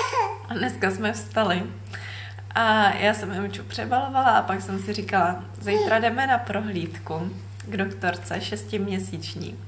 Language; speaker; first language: Czech; native; Czech